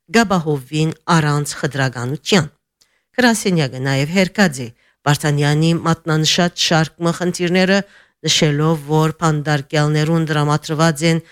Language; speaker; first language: Armenian; early bilingual, heritage; Armenian